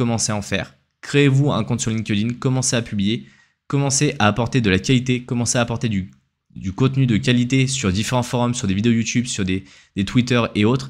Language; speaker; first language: French; native; French